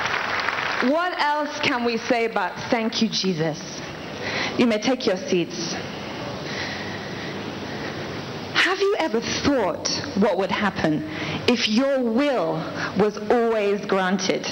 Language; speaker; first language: English; native; English